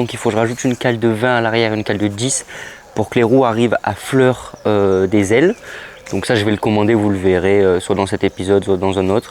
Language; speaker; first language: French; native; French